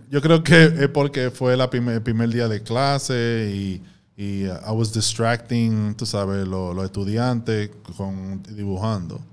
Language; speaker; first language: Spanish; early bilingual, heritage; Spanish